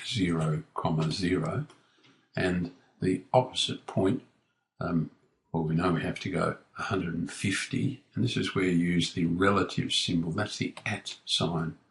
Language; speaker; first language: English; native; English